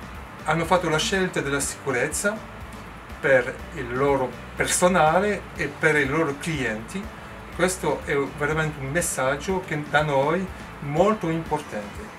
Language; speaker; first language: Italian; non-native, learner; French